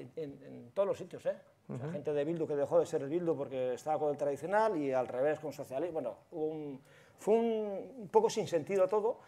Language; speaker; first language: Spanish; native; Spanish